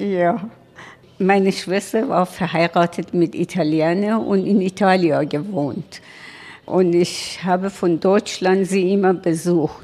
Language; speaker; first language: German; non-native, learner; Persian